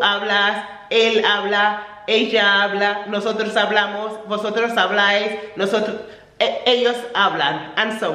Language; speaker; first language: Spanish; non-native, fluent; English